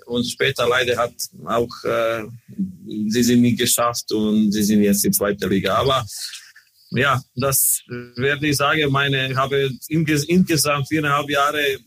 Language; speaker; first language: German; non-native, learner; Croatian